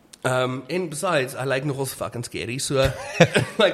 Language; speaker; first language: English; non-native, local second language; Afrikaans